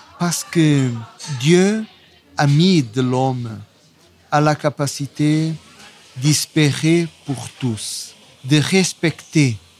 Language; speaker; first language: French; non-native, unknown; Portuguese